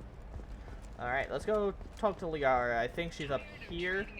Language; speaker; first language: English; native; English